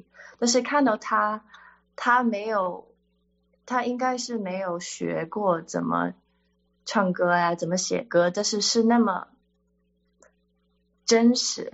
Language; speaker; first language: Chinese; early bilingual, heritage; Chinese